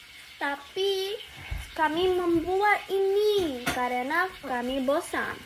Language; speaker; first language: Indonesian; early bilingual, heritage; English